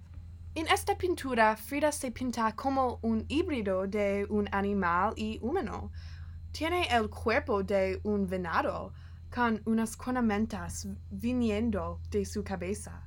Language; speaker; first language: Spanish; non-native, learner; English